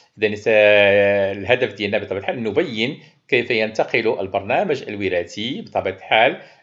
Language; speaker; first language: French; non-native, local second language; Arabic